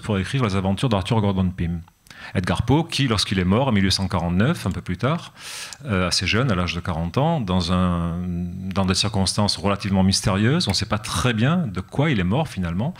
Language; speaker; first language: French; native; French